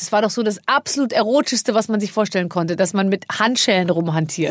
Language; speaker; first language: German; native; German